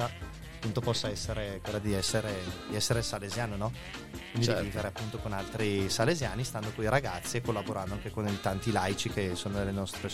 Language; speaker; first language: Italian; native; Italian